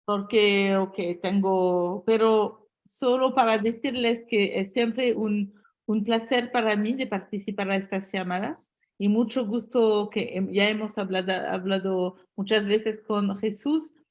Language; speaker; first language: Spanish; non-native, fluent; French